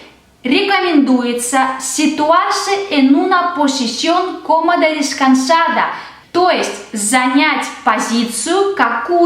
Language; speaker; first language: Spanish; non-native, fluent; Russian